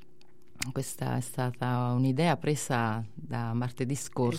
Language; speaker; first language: Italian; native; Italian